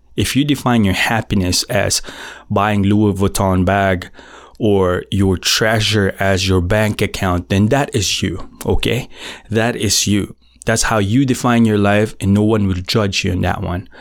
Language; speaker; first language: English; non-native, local second language; Filipino